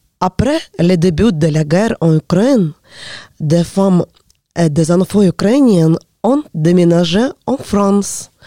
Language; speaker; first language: French; non-native, learner; Ukrainian